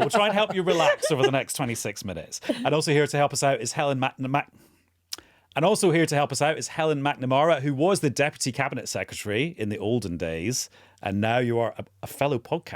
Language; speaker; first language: English; native; English